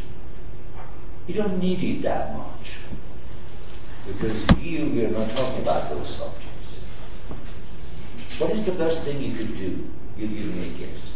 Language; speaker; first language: English; non-native, fluent; Persian